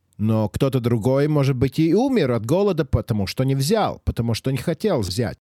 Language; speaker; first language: Russian; non-native, local second language; Latvian